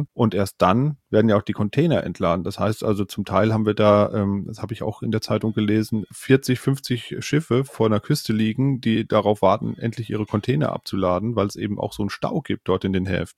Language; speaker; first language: German; native; German